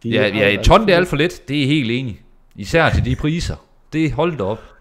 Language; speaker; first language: Danish; native; Danish